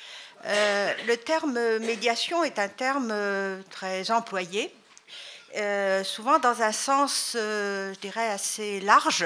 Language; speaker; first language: French; native; French